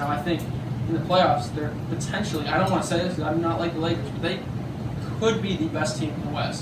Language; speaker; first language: English; native; English